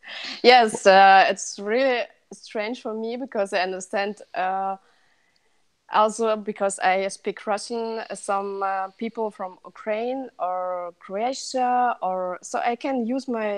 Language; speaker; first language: English; non-native, learner; Russian